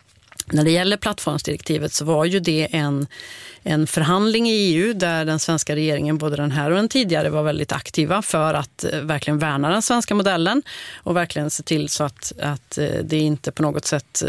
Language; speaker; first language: Swedish; native; Swedish